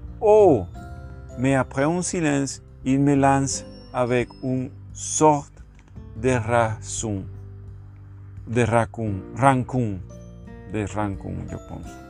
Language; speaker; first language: French; non-native, learner; Spanish